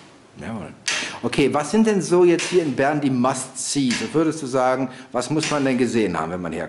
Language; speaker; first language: German; native; German